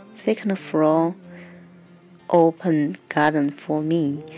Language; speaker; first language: English; non-native, learner; Chinese